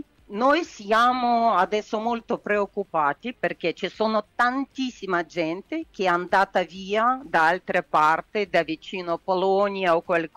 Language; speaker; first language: Italian; non-native, learner; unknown